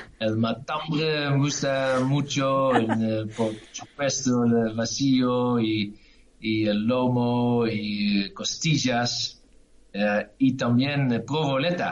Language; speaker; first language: Spanish; non-native, learner; Dutch